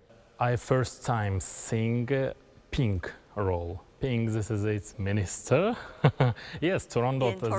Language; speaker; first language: English; non-native, learner; Kazakh